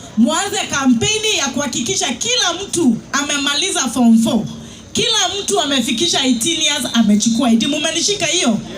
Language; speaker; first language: Swahili; non-native, local second language; Kikuyu